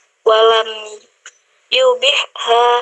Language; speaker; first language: Arabic; non-native, learner; Indonesian